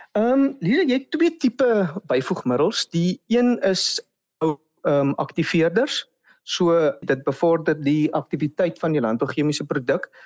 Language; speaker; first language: Afrikaans; native; Afrikaans